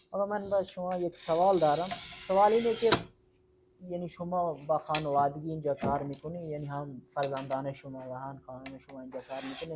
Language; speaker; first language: Persian; non-native, learner; Urdu